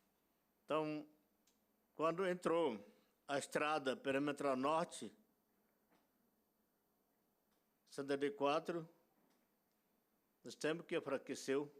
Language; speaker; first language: Portuguese; non-native, local second language; Yanomámi